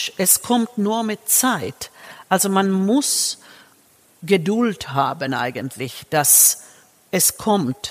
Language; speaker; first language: German; non-native, fluent; Finnish